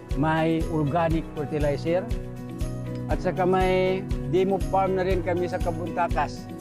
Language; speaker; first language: Filipino; non-native, local second language; Tausug